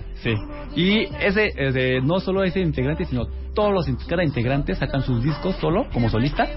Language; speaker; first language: Spanish; native; Spanish